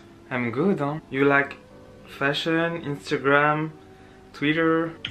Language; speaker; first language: English; non-native, learner; French